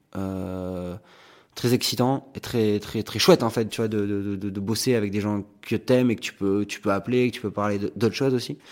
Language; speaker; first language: French; native; French